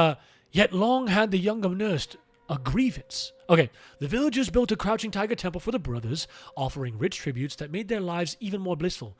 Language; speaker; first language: English; native; English